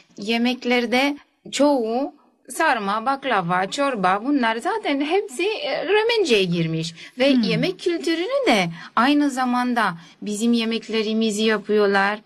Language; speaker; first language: Turkish; early bilingual, heritage; Turkish